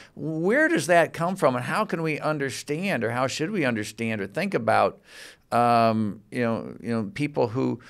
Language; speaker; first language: English; native; English